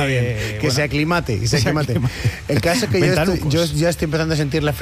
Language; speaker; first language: Spanish; native; Spanish